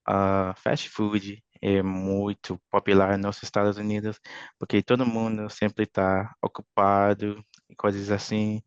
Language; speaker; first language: Portuguese; non-native, fluent; English